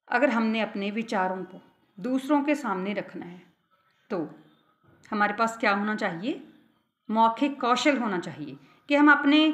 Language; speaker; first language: Hindi; non-native, local second language; Punjabi